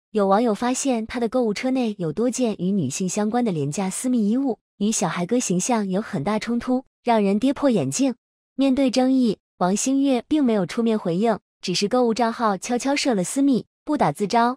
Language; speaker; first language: Chinese; native; Chinese